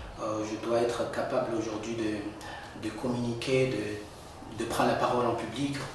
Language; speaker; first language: French; non-native, local second language; Comorian